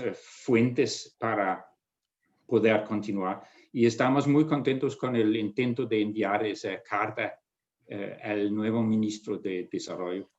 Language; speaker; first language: Spanish; non-native, fluent; Danish